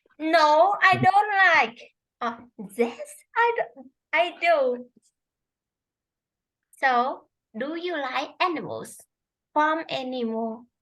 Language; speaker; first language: English; non-native, fluent; Vietnamese